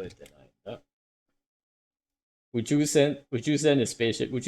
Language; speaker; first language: Japanese; non-native, learner; English